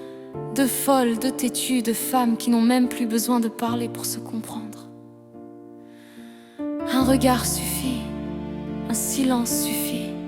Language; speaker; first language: French; native; French